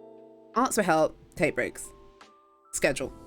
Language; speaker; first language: English; native; English